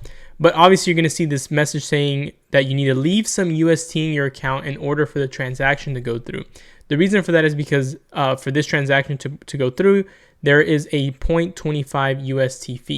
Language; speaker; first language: English; native; English